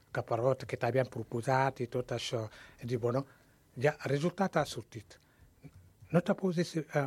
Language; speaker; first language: Catalan; non-native, fluent; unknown